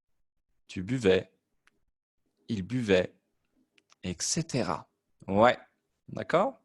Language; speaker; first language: French; native; French